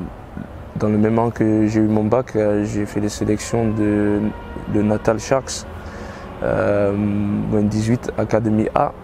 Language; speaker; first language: French; non-native, learner; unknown